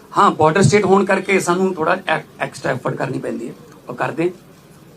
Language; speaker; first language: Hindi; non-native, local second language; Punjabi